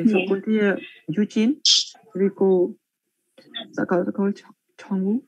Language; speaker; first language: Korean; non-native, learner; Khmer